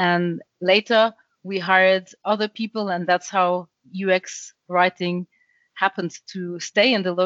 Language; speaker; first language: English; non-native, fluent; French